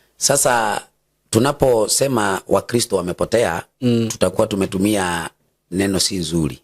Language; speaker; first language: Swahili; non-native, local second language; Kikuyu